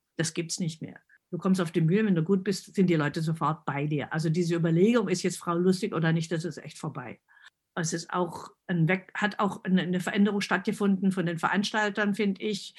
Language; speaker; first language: German; early bilingual, other home language; Italian